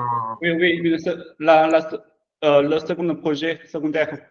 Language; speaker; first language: French; non-native, learner; Chinese